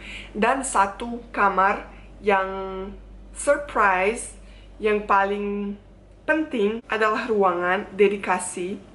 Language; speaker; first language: Indonesian; non-native, fluent; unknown